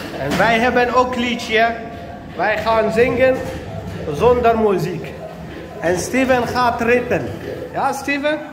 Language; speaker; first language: Dutch; non-native, learner; Arabic